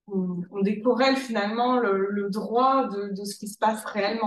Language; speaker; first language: French; native; French